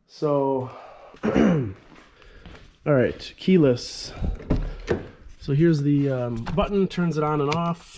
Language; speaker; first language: English; native; English